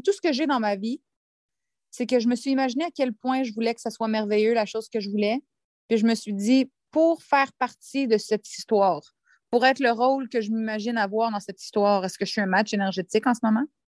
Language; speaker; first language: French; native; French